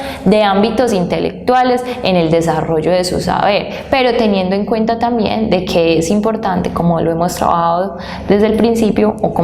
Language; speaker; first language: Spanish; native; Spanish